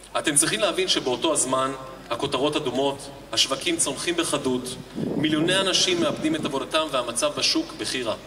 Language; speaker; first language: Hebrew; native; Hebrew